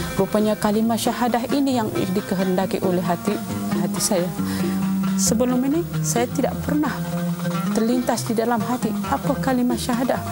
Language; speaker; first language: Malay; non-native, local second language; Central Dusun